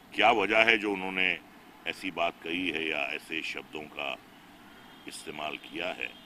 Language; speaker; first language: Hindi; native; Hindi